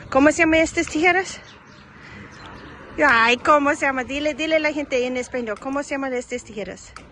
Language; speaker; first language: Spanish; non-native, learner; English